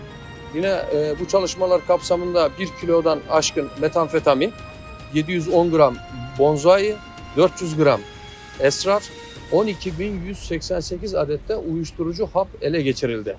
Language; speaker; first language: Turkish; native; Turkish